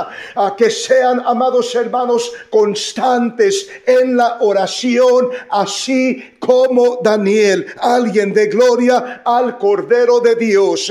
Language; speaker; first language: Spanish; native; Spanish